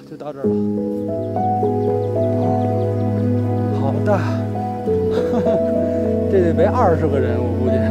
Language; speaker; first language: Chinese; native; Chinese